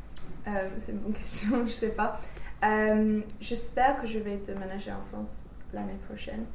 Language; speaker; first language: French; non-native, fluent; English